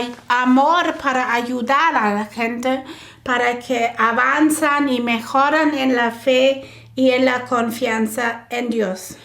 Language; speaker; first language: Spanish; non-native, fluent; German